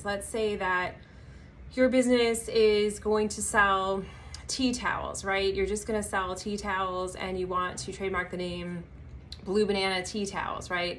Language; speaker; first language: English; native; English